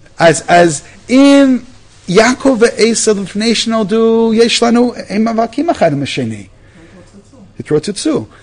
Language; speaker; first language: Hebrew; non-native, fluent; English